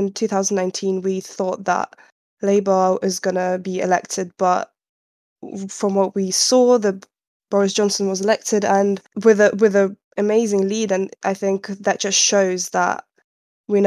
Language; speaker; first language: English; non-native, fluent; Ukrainian